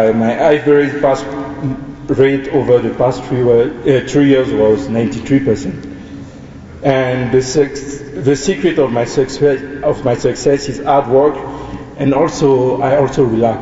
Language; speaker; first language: English; non-native, fluent; French